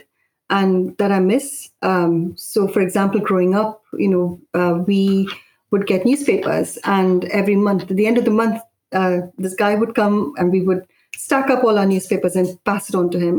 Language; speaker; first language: English; non-native, local second language; Malayalam